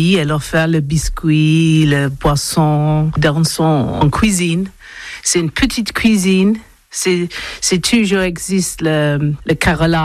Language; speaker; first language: French; non-native, learner; English